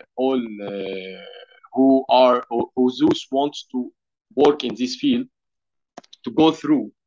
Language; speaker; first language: English; non-native, learner; Arabic